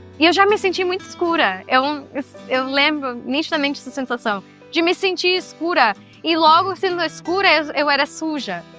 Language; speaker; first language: Portuguese; non-native, fluent; Spanish